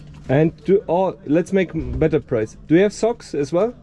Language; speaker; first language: English; non-native, fluent; German